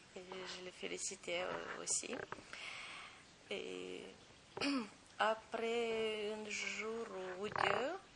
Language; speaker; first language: French; non-native, fluent; Romanian